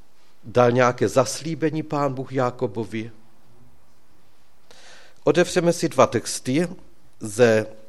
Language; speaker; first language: Czech; native; Czech